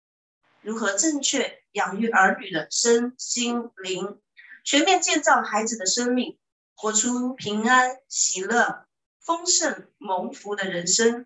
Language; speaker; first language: Chinese; native; Chinese